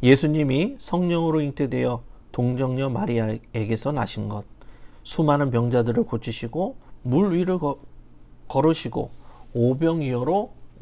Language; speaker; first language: Korean; native; Korean